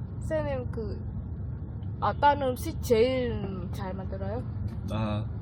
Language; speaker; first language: Korean; non-native, learner; Vietnamese